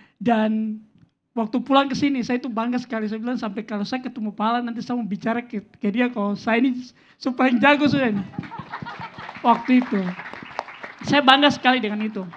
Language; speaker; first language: Indonesian; native; Indonesian